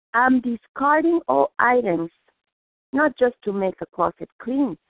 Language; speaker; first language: English; non-native, fluent; Spanish